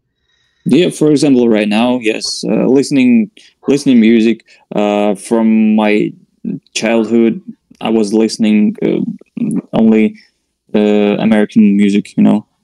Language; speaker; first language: English; non-native, fluent; Russian